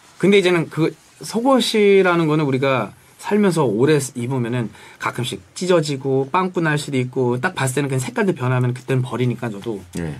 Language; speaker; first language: Korean; early bilingual, heritage; Korean